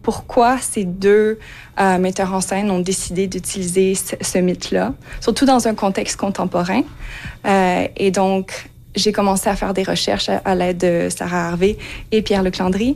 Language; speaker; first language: French; native; French